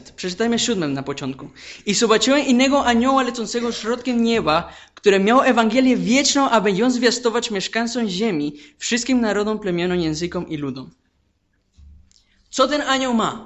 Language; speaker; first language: Polish; non-native, fluent; Spanish